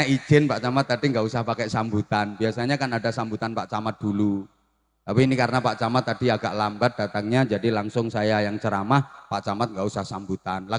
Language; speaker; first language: Indonesian; non-native, local second language; Javanese